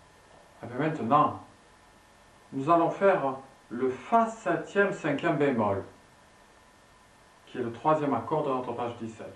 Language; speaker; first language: French; native; French